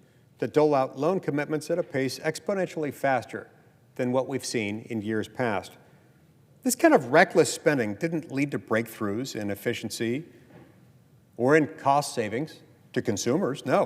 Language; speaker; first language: English; native; English